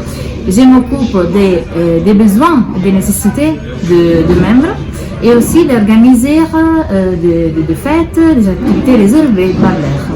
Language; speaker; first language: French; non-native, fluent; Italian